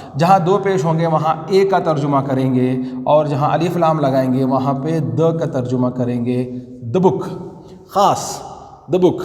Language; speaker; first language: Urdu; native; Urdu